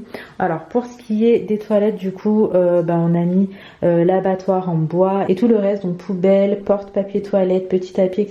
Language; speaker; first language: French; native; French